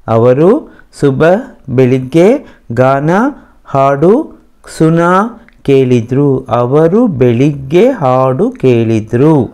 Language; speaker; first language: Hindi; non-native, local second language; Kannada